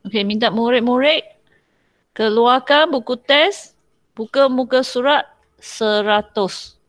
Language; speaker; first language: Malay; non-native, local second language; Chinese